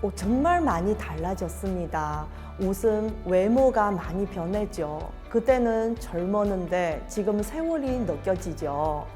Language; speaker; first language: Korean; non-native, fluent; Chinese